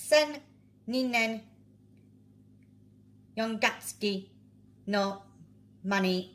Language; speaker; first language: Japanese; non-native, learner; English